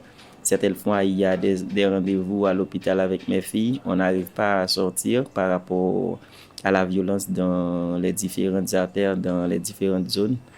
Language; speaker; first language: French; non-native, local second language; Haitian Creole